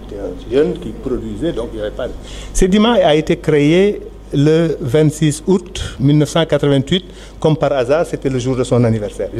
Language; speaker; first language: French; non-native, local second language; Wolof